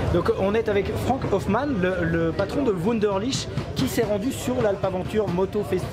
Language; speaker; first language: French; native; French